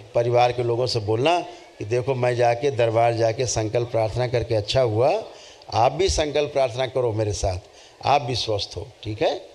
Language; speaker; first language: Hindi; native; Hindi